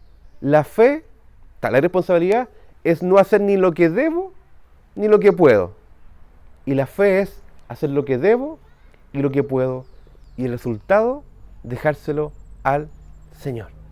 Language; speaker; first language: Spanish; native; Spanish